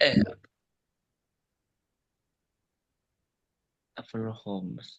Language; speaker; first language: Arabic; non-native, learner; Indonesian